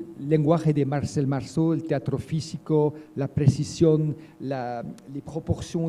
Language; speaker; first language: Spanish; non-native, learner; French